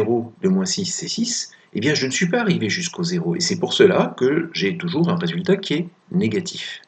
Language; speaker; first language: French; native; French